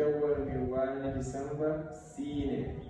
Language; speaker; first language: Arabic; non-native, fluent; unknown